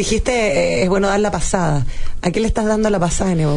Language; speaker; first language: Spanish; native; Spanish